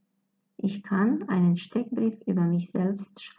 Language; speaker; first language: German; non-native, fluent; Croatian